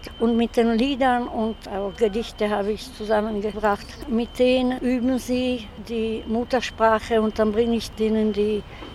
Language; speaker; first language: German; non-native, local second language; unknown